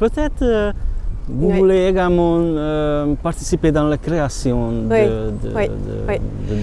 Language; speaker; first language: French; non-native, learner; Hungarian